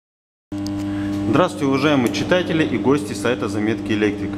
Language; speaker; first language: Russian; native; Russian